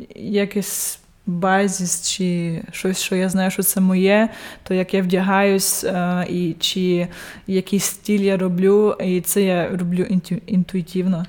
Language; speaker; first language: Ukrainian; early bilingual, heritage; Ukrainian